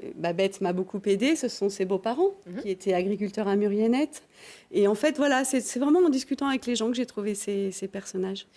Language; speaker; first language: French; native; French